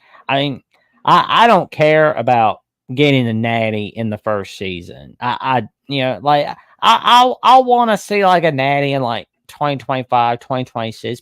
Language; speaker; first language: English; native; English